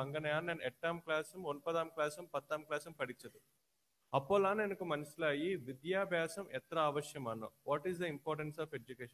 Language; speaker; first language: Malayalam; non-native, learner; Telugu